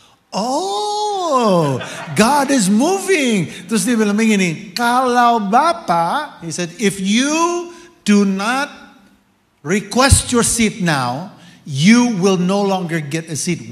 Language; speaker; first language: English; native; English